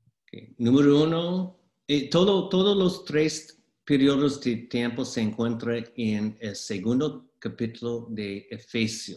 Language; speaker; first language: Spanish; non-native, fluent; English